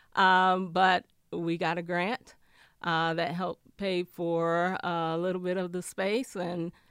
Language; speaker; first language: English; native; English